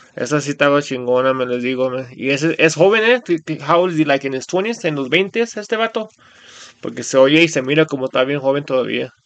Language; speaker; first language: Spanish; early bilingual, heritage; Spanish